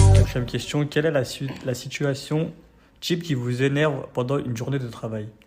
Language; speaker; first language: French; native; French